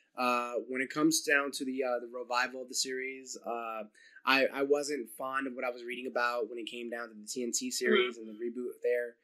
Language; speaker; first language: English; native; English